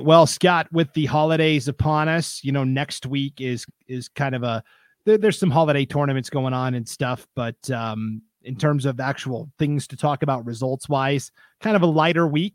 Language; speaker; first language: English; native; English